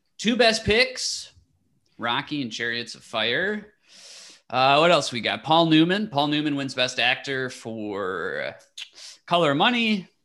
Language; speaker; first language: English; native; English